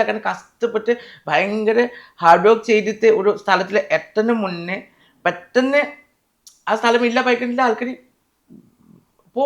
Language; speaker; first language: Malayalam; non-native, fluent; Assamese